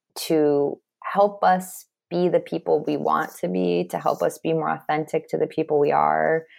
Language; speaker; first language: English; native; English